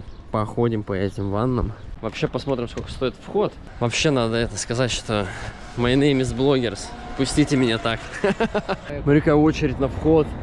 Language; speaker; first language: Russian; native; Russian